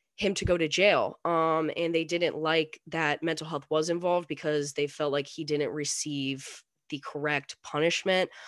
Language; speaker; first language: English; native; English